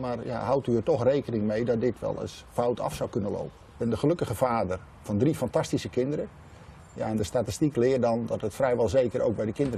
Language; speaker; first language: Dutch; native; Dutch